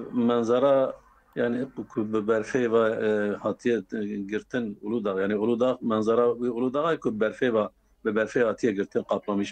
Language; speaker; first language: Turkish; non-native, local second language; Kurdish